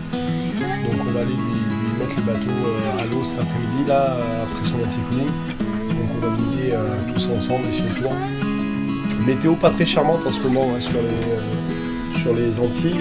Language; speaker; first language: French; native; French